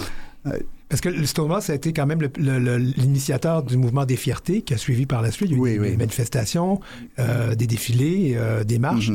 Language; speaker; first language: French; native; French